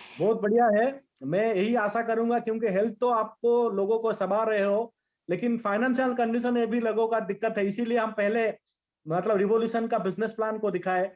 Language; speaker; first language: Hindi; non-native, local second language; Bangla